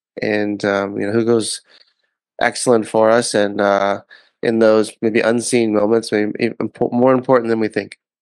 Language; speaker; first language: English; native; English